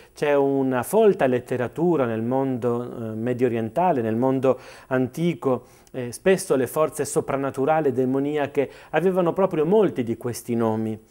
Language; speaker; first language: Italian; native; Italian